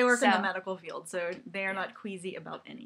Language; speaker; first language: English; native; English